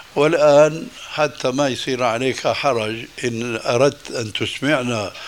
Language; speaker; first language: Arabic; early bilingual, other home language; Albanian